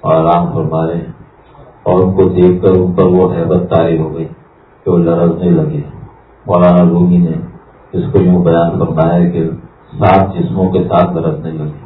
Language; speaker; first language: Urdu; native; Urdu